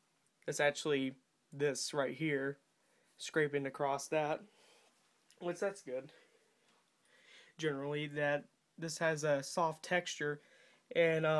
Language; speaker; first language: English; native; English